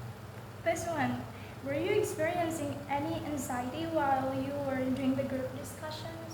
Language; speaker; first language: English; non-native, learner; Indonesian